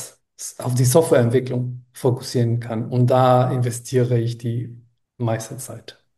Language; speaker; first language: German; non-native, fluent; Spanish